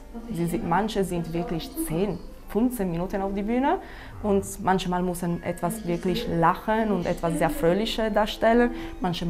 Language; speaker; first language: German; non-native, fluent; Italian